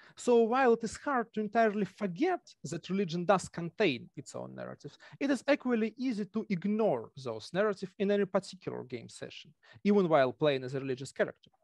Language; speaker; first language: English; non-native, fluent; Russian